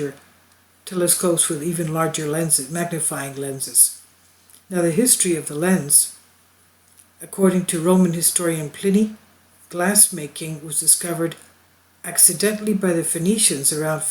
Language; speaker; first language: English; non-native, fluent; Greek